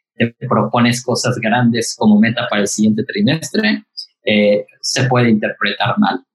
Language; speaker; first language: Spanish; native; Spanish